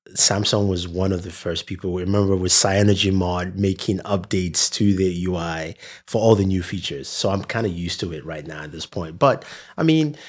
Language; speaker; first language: English; non-native, local second language; Yoruba